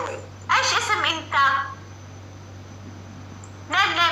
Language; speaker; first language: Arabic; non-native, learner; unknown